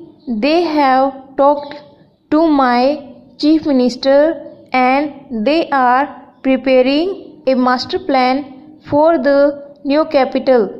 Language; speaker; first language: English; non-native, local second language; Hindi